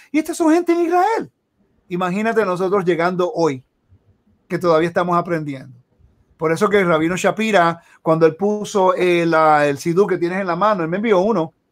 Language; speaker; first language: Spanish; early bilingual, heritage; Spanish